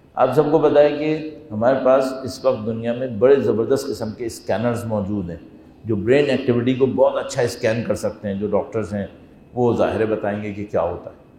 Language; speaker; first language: Urdu; non-native, fluent; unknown